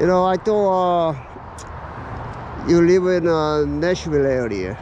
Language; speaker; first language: English; non-native, learner; Korean